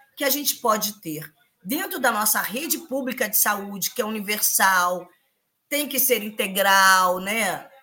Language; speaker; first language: Portuguese; native; Portuguese